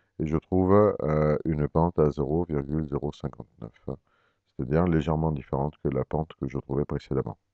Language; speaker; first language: French; native; French